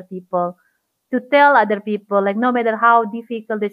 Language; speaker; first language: English; non-native, fluent; Indonesian